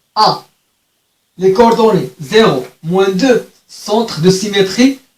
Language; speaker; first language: French; non-native, local second language; Arabic